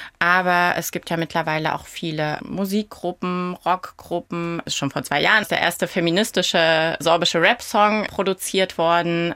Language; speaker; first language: German; non-native, local second language; Upper Sorbian